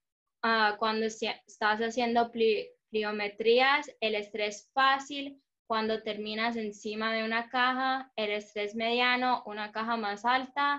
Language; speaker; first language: Spanish; early bilingual, heritage; English